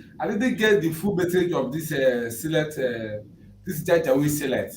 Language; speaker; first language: English; non-native, local second language; Igbo